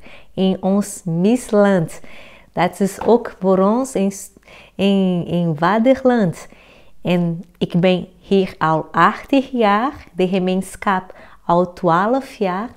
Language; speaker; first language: Dutch; non-native, fluent; Portuguese